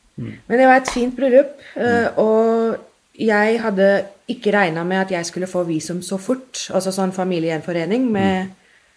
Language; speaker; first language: Norwegian; non-native, fluent; English